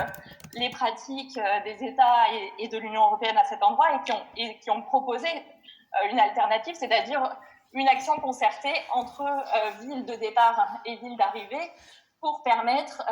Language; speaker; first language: French; native; French